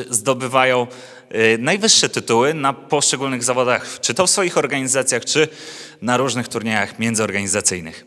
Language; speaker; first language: Polish; native; Polish